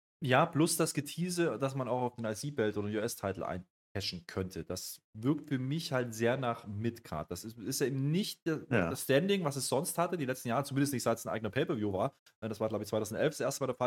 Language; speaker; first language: German; native; German